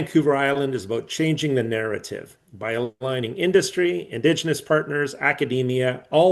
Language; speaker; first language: English; native; English